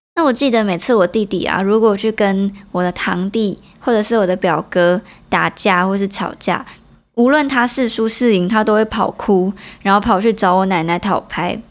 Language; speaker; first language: Chinese; non-native, local second language; Hakka Chinese